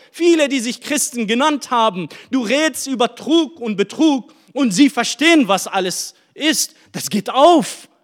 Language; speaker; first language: German; non-native, fluent; Arabic